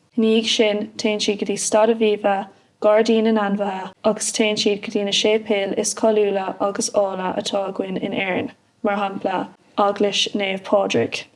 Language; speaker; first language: Irish; non-native, local second language; English